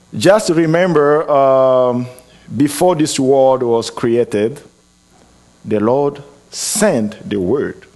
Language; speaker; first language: English; non-native, fluent; Lingala